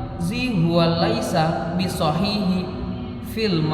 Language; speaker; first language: Arabic; non-native, learner; Indonesian